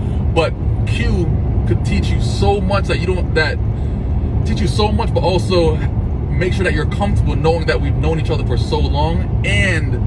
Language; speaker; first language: English; native; English